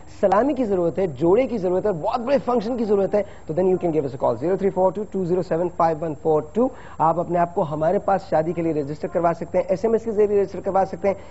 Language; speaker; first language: Urdu; native; Urdu